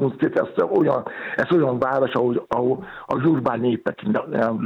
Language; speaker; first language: Hungarian; non-native, fluent; Yoruba